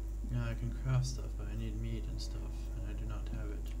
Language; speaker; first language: English; non-native, learner; French